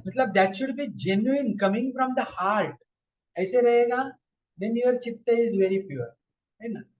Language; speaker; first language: Hindi; non-native, local second language; Marathi